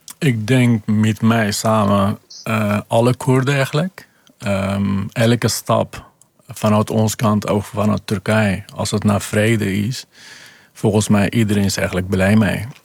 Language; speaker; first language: Dutch; non-native, fluent; Kurdish